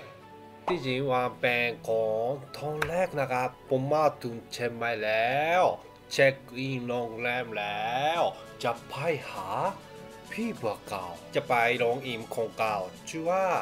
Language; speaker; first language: Thai; non-native, learner; Japanese